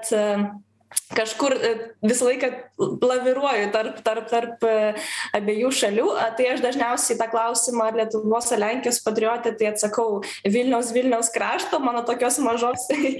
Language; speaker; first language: Lithuanian; non-native, local second language; Polish